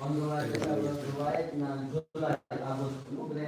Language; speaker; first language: Russian; non-native, learner; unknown